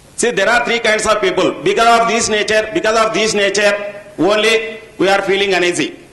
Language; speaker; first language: English; non-native, local second language; Telugu